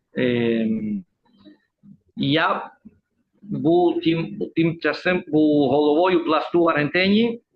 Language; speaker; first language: Ukrainian; early bilingual, heritage; Ukrainian